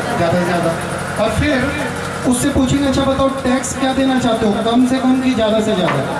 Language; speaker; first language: Hindi; native; Hindi